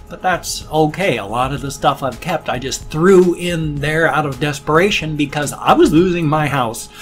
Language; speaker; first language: English; native; English